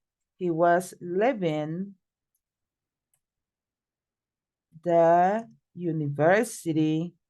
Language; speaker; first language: English; non-native, fluent; Spanish